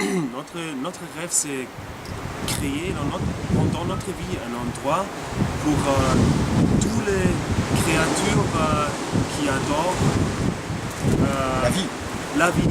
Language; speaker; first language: French; non-native, fluent; German